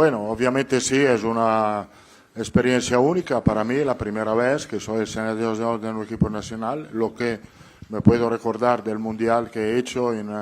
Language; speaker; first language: Spanish; non-native, fluent; Italian